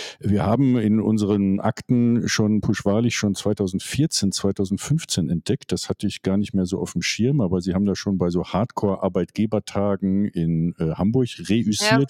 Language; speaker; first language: German; native; German